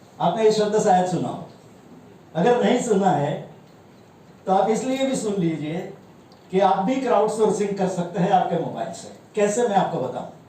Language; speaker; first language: Hindi; non-native, local second language; Gujarati